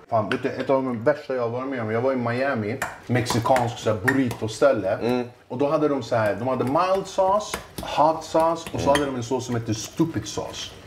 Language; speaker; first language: Swedish; early bilingual, other home language; Kurdish